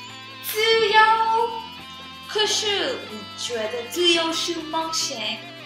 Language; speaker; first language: Chinese; non-native, learner; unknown